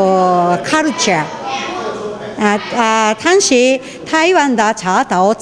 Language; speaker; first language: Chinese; non-native, learner; Japanese